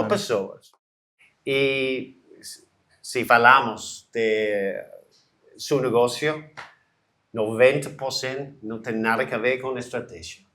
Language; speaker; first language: Portuguese; non-native, learner; English